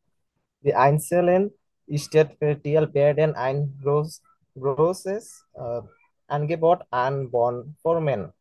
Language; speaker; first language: German; non-native, learner; Bangla